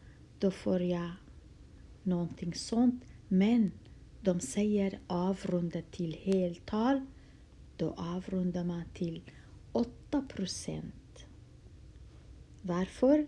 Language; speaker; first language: Swedish; non-native, fluent; Kurdish